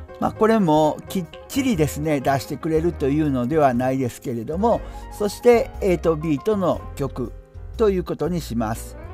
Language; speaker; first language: Japanese; native; Japanese